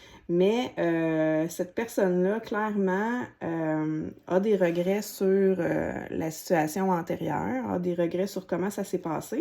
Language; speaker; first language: French; native; French